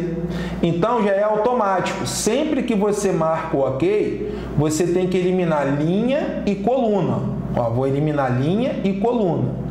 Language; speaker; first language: Portuguese; native; Portuguese